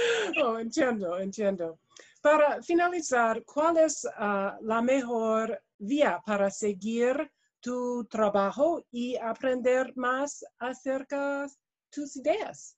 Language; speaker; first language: Spanish; non-native, learner; English